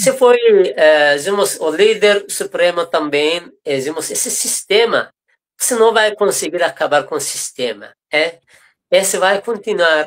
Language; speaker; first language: Portuguese; non-native, fluent; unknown